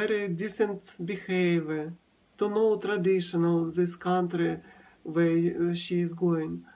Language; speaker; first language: English; non-native, learner; Russian